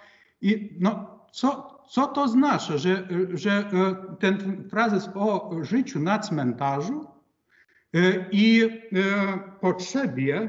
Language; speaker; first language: Polish; non-native, fluent; Lithuanian